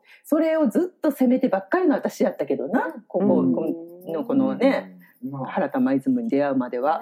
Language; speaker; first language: Japanese; native; Japanese